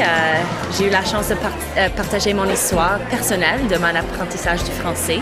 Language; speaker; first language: French; non-native, local second language; English